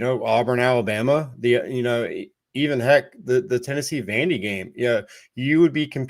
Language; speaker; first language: English; native; English